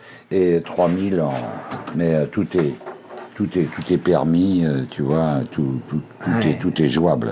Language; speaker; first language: French; native; French